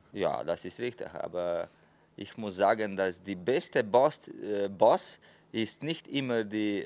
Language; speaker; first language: German; non-native, fluent; Slovenian